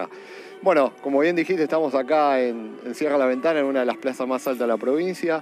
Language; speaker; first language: Spanish; native; Spanish